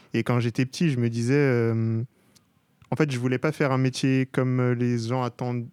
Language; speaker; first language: French; native; French